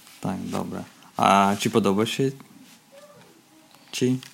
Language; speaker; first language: Polish; non-native, learner; Russian